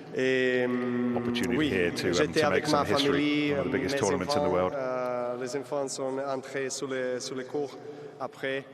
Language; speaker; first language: French; non-native, learner; Serbian